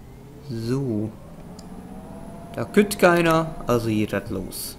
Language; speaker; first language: German; native; German